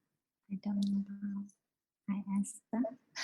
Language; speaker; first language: English; non-native, learner; Burmese